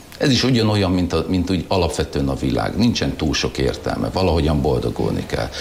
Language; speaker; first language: Hungarian; non-native, local second language; German